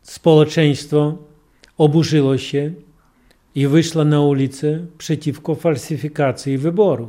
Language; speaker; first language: Polish; non-native, fluent; Russian